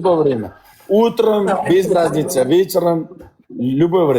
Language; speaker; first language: Russian; non-native, learner; Uzbek